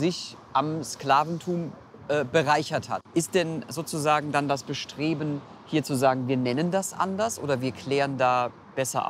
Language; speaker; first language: German; native; German